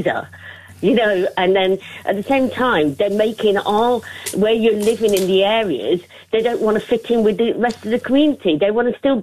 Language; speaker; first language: English; native; English